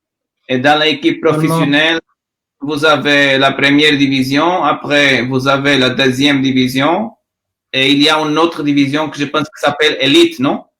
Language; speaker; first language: French; non-native, learner; Portuguese